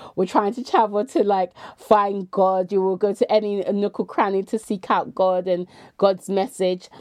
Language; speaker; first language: English; native; English